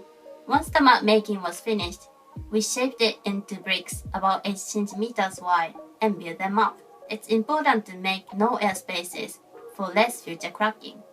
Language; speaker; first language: English; non-native, fluent; Japanese